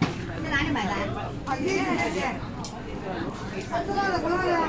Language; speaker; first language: Chinese; non-native, local second language; Cantonese